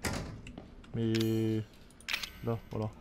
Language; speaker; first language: French; native; French